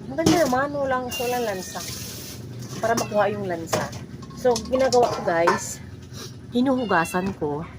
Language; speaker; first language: Filipino; native; Filipino